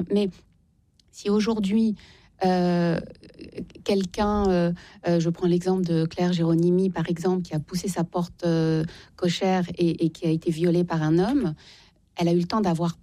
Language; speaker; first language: French; native; French